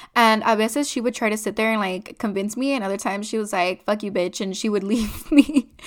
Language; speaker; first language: English; non-native, fluent; Spanish